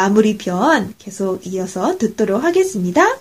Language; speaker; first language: Korean; native; Korean